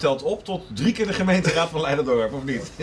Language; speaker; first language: Dutch; native; Dutch